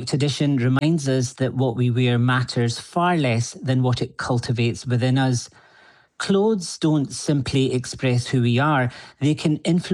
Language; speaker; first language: English; native; English